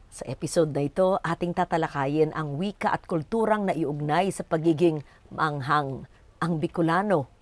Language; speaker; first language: Filipino; non-native, local second language; Kinaray-a